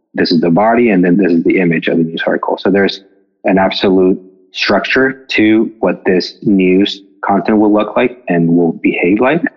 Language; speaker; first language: English; non-native, fluent; Spanish